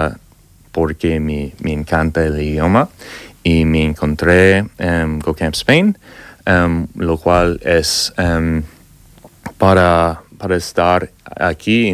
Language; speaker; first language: Spanish; non-native, learner; English